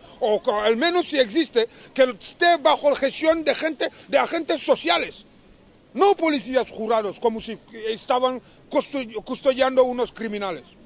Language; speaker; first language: Spanish; non-native, fluent; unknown